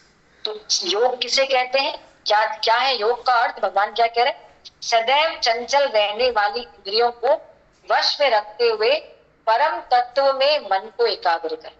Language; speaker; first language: Hindi; native; Hindi